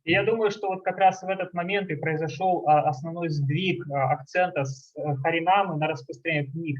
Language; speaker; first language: Russian; native; Russian